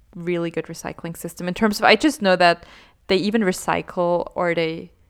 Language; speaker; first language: English; non-native, fluent; German